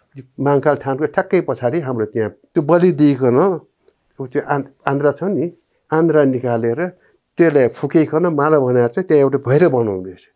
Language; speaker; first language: Nepali; non-native, local second language; Newari